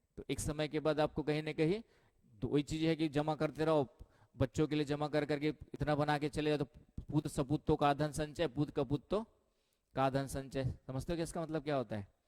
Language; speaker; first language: Hindi; native; Hindi